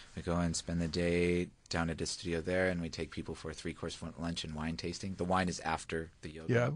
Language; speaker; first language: English; native; English